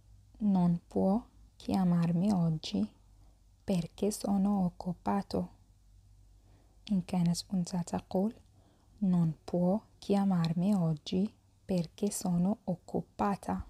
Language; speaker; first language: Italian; non-native, fluent; Arabic